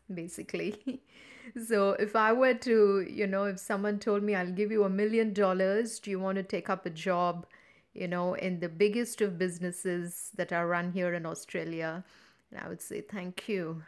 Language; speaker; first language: English; non-native, local second language; Tamil